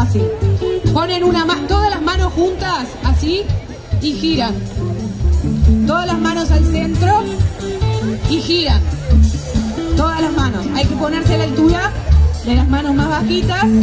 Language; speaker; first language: Spanish; native; Spanish